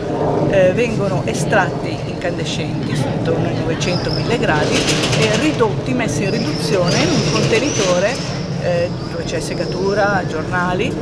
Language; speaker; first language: Italian; native; Italian